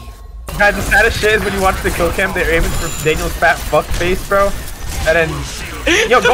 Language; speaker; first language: English; native; English